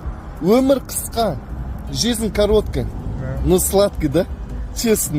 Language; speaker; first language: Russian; non-native, local second language; Kazakh